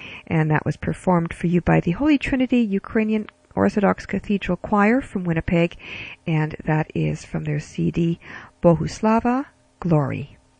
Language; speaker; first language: English; early bilingual, other home language; Ukrainian